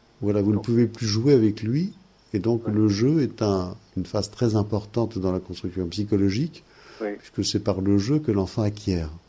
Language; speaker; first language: French; native; French